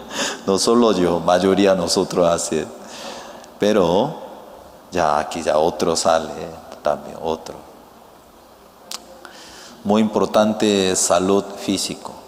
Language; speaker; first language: Spanish; non-native, fluent; Korean